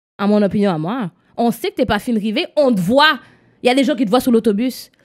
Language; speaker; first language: French; non-native, local second language; English